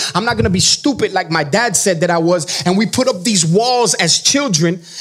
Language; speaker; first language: English; native; English